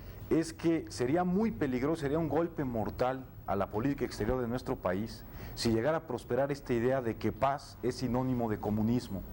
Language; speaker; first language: Spanish; native; Spanish